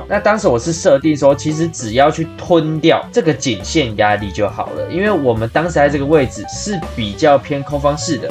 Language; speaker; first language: Chinese; native; Chinese